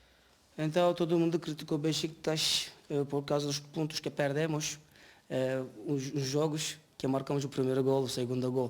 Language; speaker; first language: Portuguese; non-native, learner; Turkish